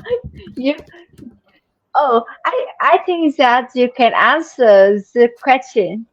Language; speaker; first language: English; non-native, learner; Vietnamese